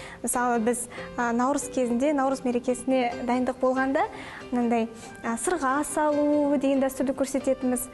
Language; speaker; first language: Kazakh; non-native, local second language; Russian